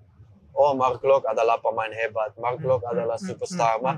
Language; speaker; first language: Indonesian; non-native, learner; Dutch